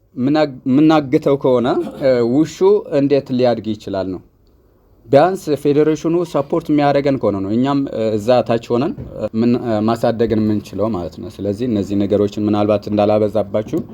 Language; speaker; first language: Amharic; non-native, local second language; Tigrinya